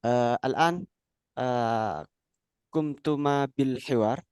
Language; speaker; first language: Arabic; non-native, fluent; Indonesian